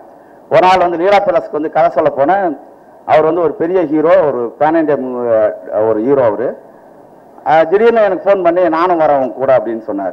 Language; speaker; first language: Tamil; native; Tamil